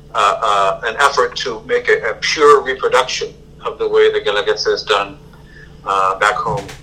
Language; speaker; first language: English; native; English